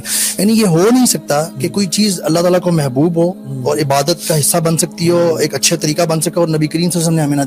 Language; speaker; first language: Urdu; native; Urdu